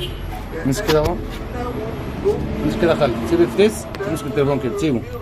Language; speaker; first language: Arabic; native; Arabic